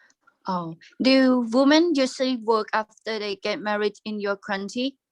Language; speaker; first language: English; non-native, learner; Thai